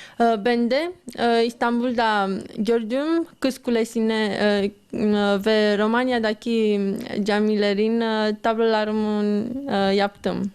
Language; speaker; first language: Turkish; non-native, learner; Romanian